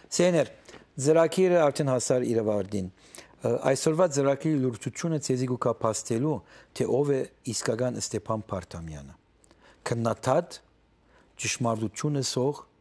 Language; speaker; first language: Armenian; early bilingual, heritage; Armenian